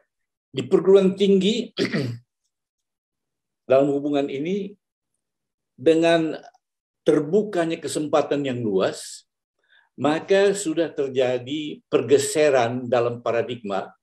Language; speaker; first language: Malay; native; Malay